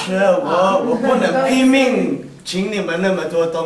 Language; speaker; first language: Chinese; non-native, learner; Italian